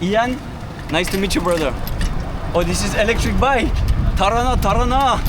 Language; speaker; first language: English; non-native, learner; French